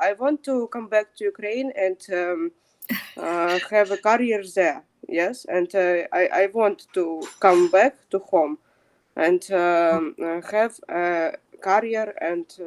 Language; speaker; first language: English; non-native, fluent; Ukrainian